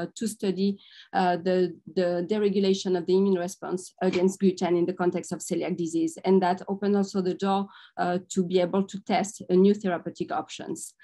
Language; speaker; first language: English; non-native, fluent; French